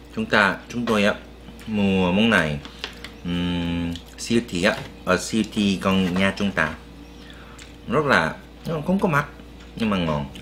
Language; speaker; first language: Vietnamese; non-native, learner; Korean